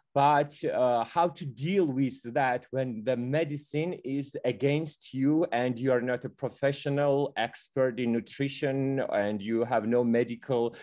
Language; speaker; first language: English; non-native, fluent; Georgian